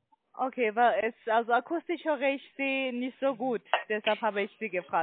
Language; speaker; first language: German; non-native, learner; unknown